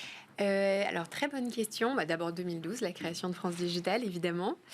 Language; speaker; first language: French; native; French